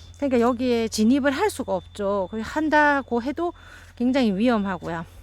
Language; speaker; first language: Korean; native; Korean